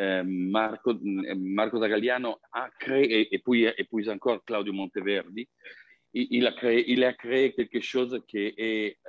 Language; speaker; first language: French; non-native, fluent; Italian